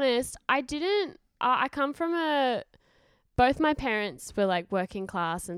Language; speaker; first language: English; native; English